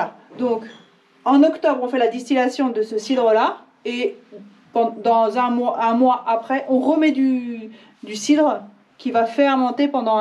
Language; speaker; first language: French; native; French